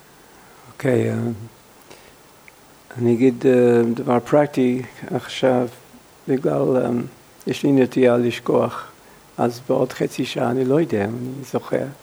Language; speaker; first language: Hebrew; non-native, fluent; English